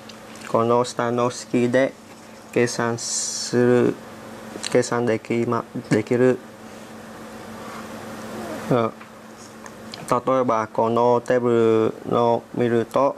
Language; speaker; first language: Japanese; non-native, learner; Vietnamese